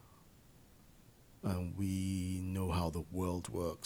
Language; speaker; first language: English; native; English